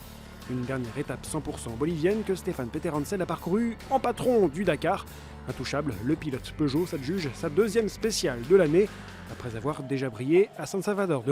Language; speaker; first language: French; native; French